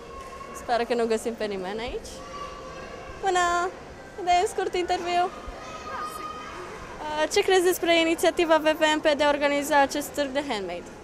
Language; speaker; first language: Romanian; native; Romanian